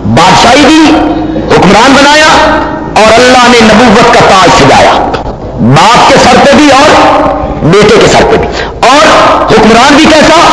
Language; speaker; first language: Urdu; non-native, local second language; Punjabi